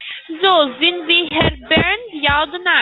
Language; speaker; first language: German; non-native, learner; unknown